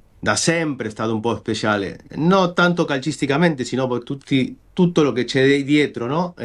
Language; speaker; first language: Italian; non-native, fluent; Spanish